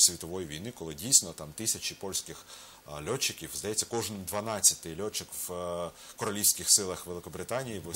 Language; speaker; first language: Ukrainian; native; Ukrainian